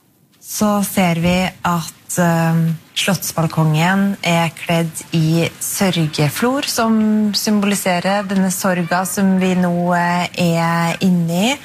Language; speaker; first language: Norwegian; native; Norwegian